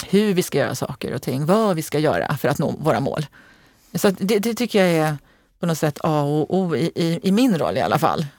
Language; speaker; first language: Swedish; early bilingual, other home language; Hungarian